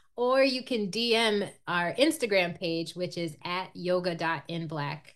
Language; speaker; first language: English; native; English